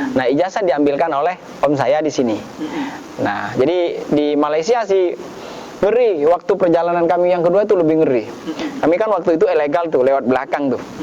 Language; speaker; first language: Indonesian; non-native, local second language; Madurese